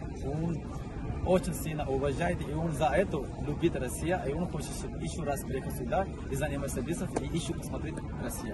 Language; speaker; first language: Russian; non-native, fluent; Urdu